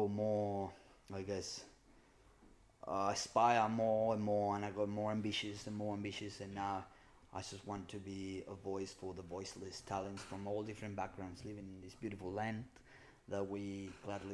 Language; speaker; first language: English; non-native, fluent; Spanish